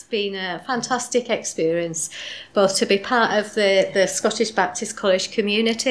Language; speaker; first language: English; native; English